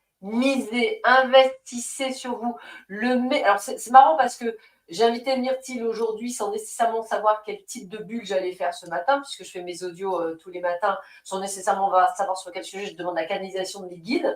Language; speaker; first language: French; native; French